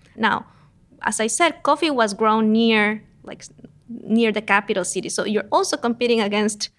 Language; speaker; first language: English; non-native, fluent; Spanish